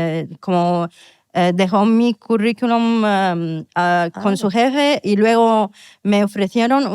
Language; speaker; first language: Spanish; non-native, fluent; Arabic